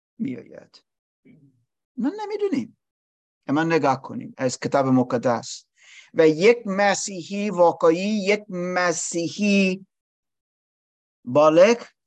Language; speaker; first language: Persian; non-native, learner; English